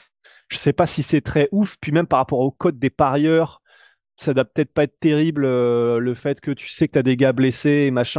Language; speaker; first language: French; native; French